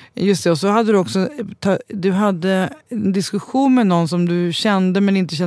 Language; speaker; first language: Swedish; native; Swedish